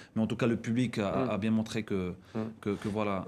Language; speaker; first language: French; non-native, local second language; Arabic